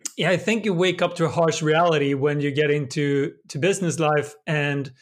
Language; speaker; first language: English; non-native, fluent; Swedish